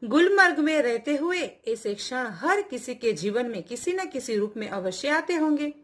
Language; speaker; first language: Hindi; non-native, local second language; Gujarati